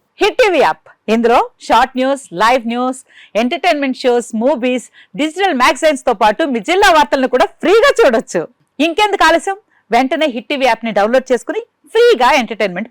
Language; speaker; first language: Telugu; native; Telugu